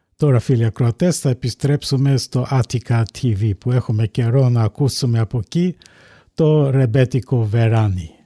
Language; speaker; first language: Greek; native; Greek